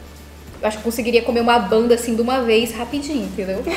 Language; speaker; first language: Portuguese; native; Portuguese